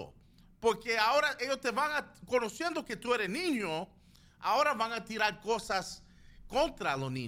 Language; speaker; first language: Spanish; early bilingual, other home language; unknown